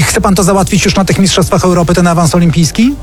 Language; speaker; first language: Polish; native; Polish